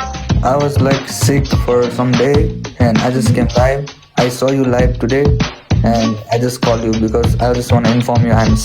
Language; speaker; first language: English; non-native, learner; Nepali